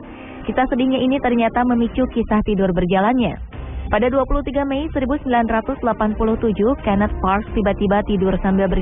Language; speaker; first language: Indonesian; native; Indonesian